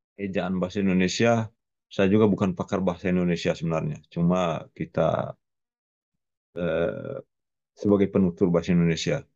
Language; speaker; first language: Indonesian; non-native, local second language; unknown